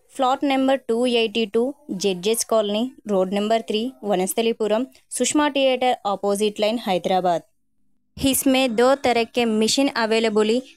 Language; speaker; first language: Hindi; non-native, local second language; Telugu